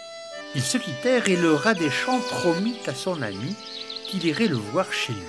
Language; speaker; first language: French; native; French